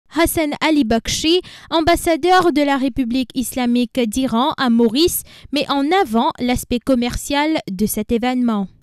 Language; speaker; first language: French; non-native, local second language; Morisyen